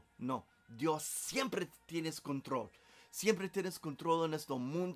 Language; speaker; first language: Spanish; non-native, learner; English